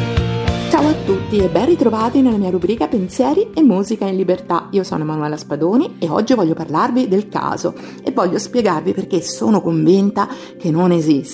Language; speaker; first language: Italian; native; Italian